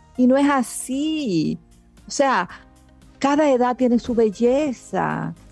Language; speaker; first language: Spanish; native; Spanish